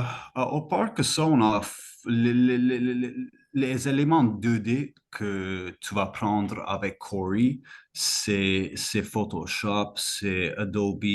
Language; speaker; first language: French; non-native, fluent; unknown